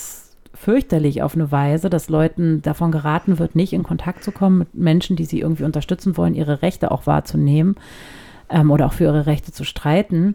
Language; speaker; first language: German; native; German